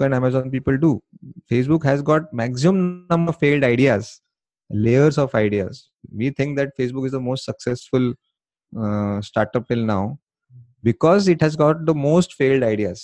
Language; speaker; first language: English; non-native, local second language; Marathi